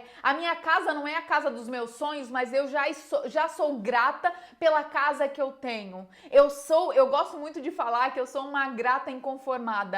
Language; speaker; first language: Portuguese; native; Portuguese